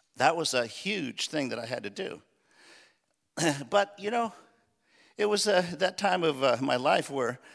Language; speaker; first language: English; early bilingual, other home language; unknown